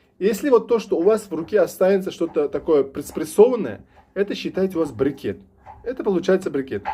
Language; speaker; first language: Russian; non-native, local second language; Uzbek